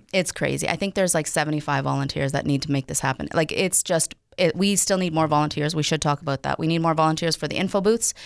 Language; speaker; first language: English; native; English